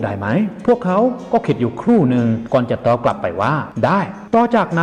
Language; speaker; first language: Thai; native; Thai